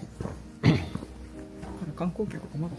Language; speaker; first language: Japanese; native; Japanese